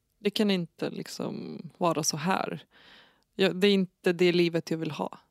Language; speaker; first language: Swedish; non-native, fluent; Lithuanian